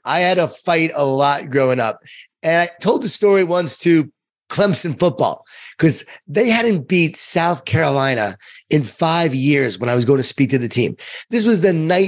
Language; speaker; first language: English; native; English